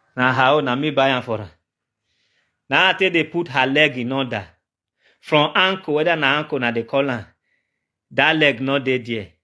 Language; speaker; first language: Nigerian Pidgin; native; Nigerian Pidgin